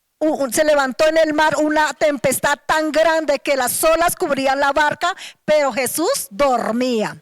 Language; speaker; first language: Spanish; native; Spanish